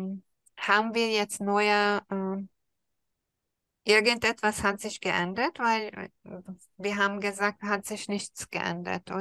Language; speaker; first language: German; non-native, fluent; Hungarian